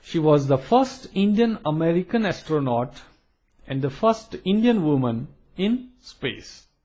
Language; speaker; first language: English; non-native, local second language; Gujarati